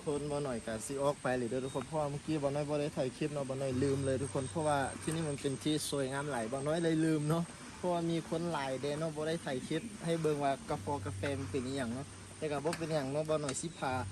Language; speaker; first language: Thai; non-native, local second language; Akha